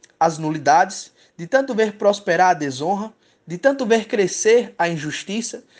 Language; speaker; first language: Portuguese; native; Portuguese